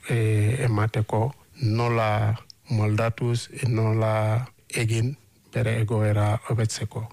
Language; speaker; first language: Basque; non-native, learner; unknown